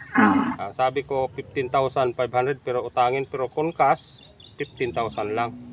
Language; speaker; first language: Filipino; non-native, local second language; Cebuano